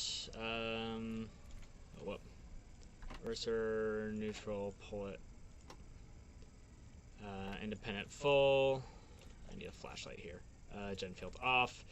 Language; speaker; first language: English; native; English